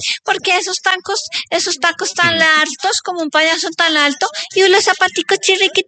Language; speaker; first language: Spanish; native; Spanish